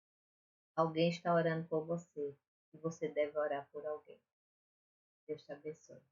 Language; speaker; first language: Portuguese; native; Portuguese